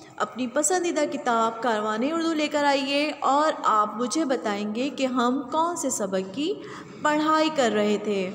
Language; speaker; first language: Urdu; native; Urdu